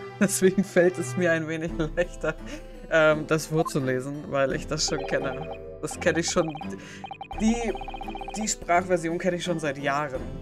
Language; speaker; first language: German; native; German